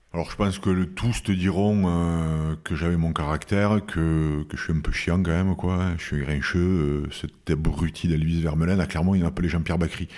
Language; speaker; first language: French; native; French